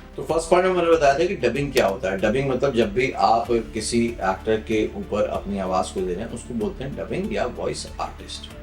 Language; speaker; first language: Hindi; native; Hindi